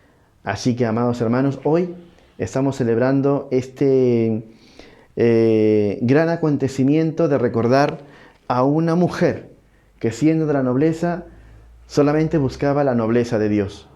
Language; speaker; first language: Spanish; native; Spanish